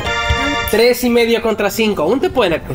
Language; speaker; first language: Spanish; native; Spanish